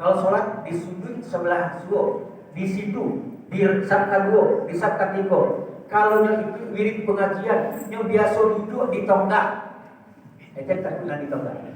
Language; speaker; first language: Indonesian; non-native, local second language; Minangkabau